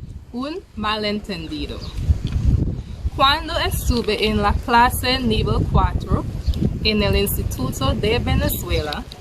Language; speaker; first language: Spanish; non-native, fluent; English